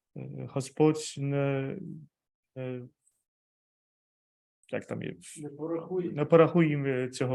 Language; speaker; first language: Ukrainian; non-native, fluent; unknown